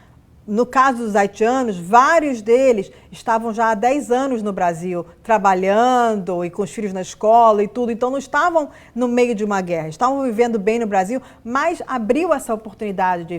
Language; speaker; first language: Portuguese; native; Portuguese